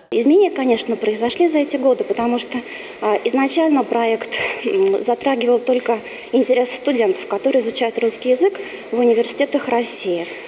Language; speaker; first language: Russian; native; Russian